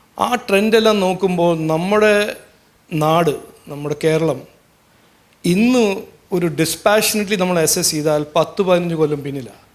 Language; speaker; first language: Malayalam; early bilingual, heritage; Malayalam